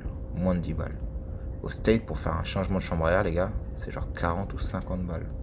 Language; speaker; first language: French; native; French